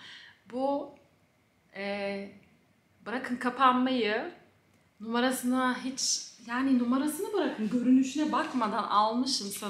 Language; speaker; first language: Turkish; native; Turkish